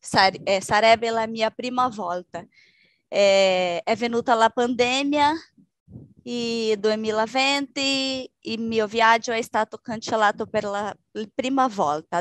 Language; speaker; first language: Italian; non-native, learner; Portuguese